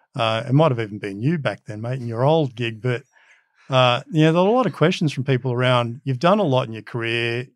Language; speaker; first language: English; early bilingual, other home language; Macedonian